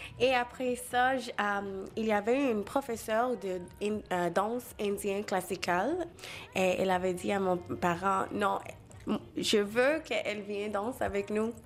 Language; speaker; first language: French; non-native, local second language; Bangla